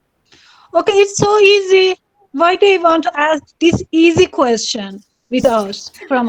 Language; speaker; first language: English; non-native, learner; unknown